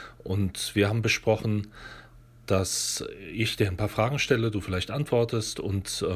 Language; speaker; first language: German; native; German